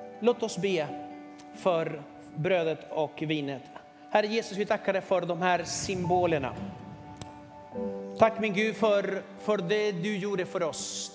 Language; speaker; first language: Swedish; non-native, fluent; Spanish